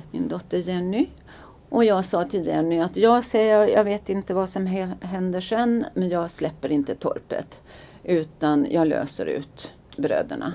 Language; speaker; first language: Swedish; native; Swedish